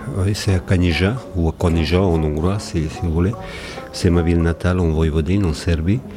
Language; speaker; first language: French; non-native, fluent; Hungarian